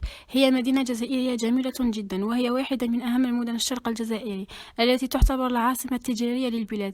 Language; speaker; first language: Arabic; native; Arabic